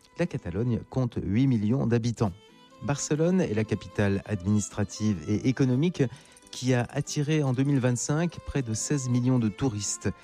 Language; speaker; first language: French; native; French